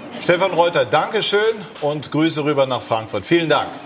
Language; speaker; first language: German; native; German